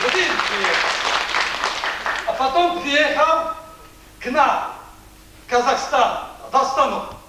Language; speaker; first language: Russian; non-native, learner; Polish